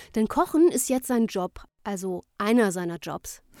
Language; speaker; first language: German; native; German